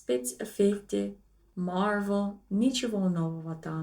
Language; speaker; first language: Russian; non-native, learner; English